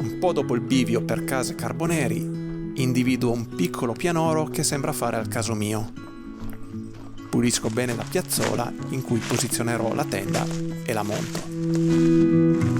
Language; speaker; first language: Italian; native; Italian